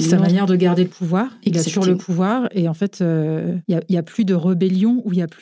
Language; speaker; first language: French; native; French